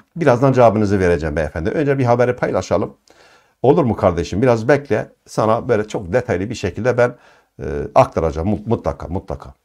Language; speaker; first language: Turkish; non-native, local second language; Kurdish